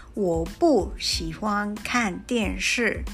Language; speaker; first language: Chinese; non-native, fluent; English